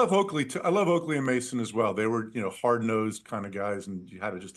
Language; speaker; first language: English; native; English